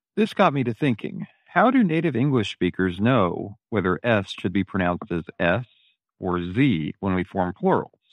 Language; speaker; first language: English; native; English